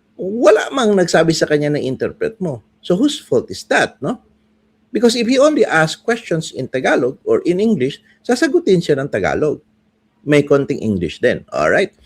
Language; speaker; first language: Filipino; non-native, local second language; Cebuano